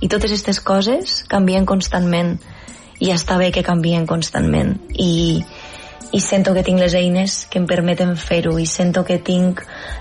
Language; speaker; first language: Catalan; native; Catalan